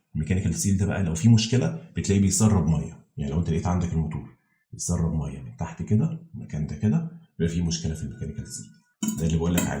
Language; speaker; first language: Arabic; native; Arabic